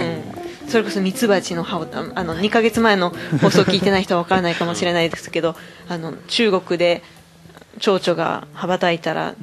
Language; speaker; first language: Japanese; native; Japanese